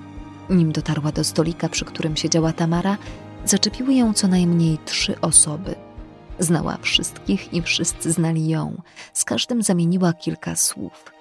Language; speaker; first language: Polish; native; Polish